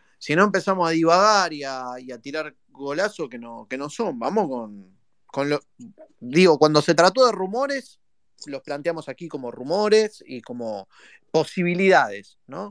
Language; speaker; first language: Spanish; native; Spanish